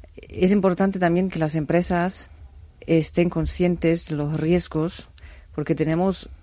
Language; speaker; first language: Spanish; non-native, fluent; German